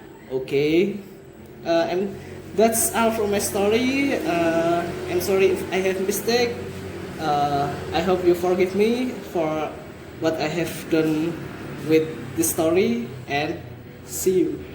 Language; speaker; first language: English; non-native, learner; Indonesian